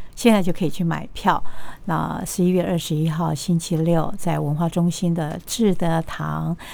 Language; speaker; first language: Chinese; native; Chinese